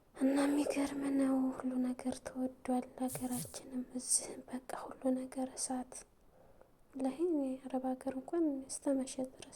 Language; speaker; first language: Amharic; native; Amharic